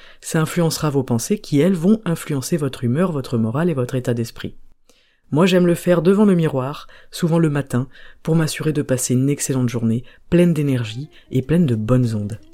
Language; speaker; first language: French; native; French